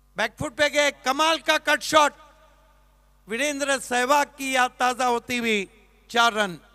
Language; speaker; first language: Hindi; non-native, local second language; Marathi